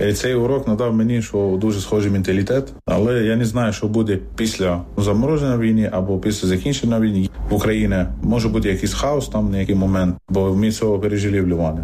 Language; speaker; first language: Ukrainian; non-native, fluent; Arabic